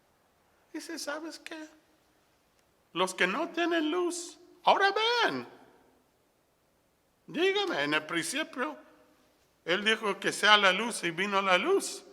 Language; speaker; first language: Spanish; non-native, fluent; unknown